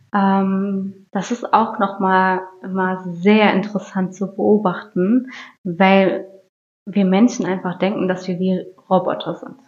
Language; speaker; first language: German; early bilingual, other home language; Turkish